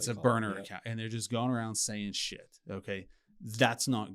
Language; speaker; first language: English; native; English